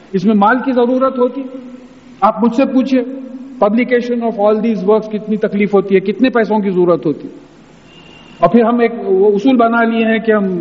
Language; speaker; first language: Urdu; native; Urdu